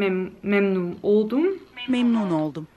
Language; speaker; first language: Turkish; non-native, learner; Dutch